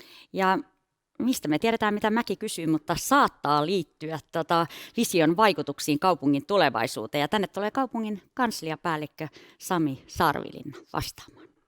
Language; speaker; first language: Finnish; native; Finnish